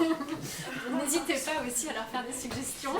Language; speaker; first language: French; native; French